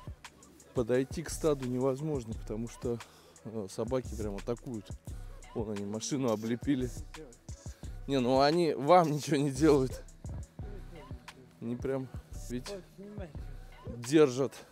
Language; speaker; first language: Russian; native; Russian